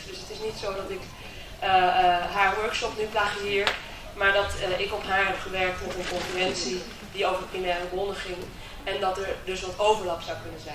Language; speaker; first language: Dutch; native; Dutch